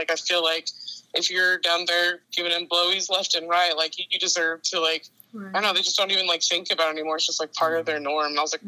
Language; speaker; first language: English; native; English